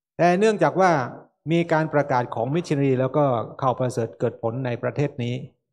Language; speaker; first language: Thai; native; Thai